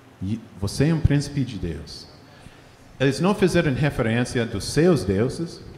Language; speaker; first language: Portuguese; non-native, fluent; English